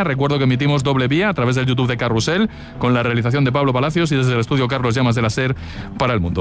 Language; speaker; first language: Spanish; native; Spanish